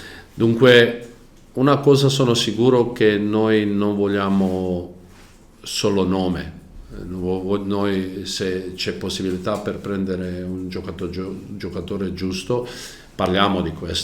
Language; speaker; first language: Italian; non-native, learner; Croatian